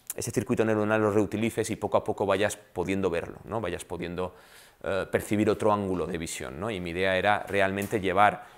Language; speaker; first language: Spanish; native; Spanish